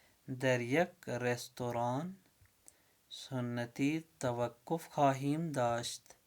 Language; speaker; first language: Persian; non-native, fluent; Urdu